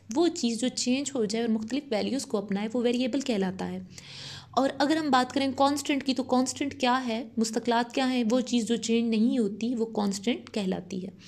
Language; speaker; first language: Urdu; non-native, local second language; Punjabi